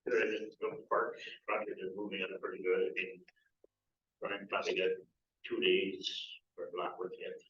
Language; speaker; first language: English; native; English